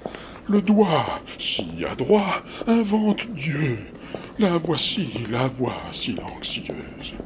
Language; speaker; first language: French; native; French